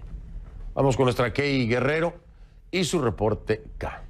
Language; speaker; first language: Spanish; native; Spanish